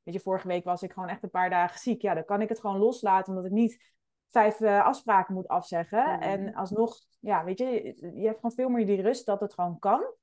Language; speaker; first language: Dutch; native; Dutch